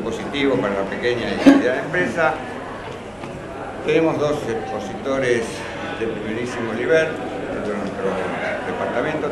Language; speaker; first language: Spanish; native; Spanish